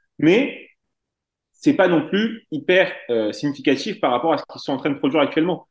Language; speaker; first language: French; native; French